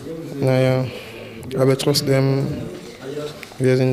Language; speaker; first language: German; non-native, learner; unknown